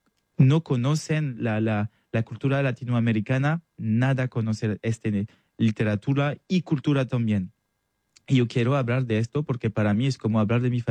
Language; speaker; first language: Spanish; non-native, learner; French